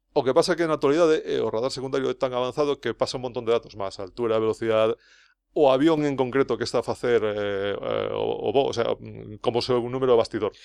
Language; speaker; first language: Galician; non-native, local second language; Spanish